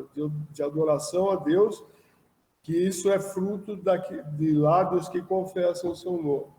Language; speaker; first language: Portuguese; native; Portuguese